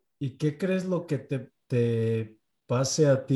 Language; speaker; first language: Spanish; native; Spanish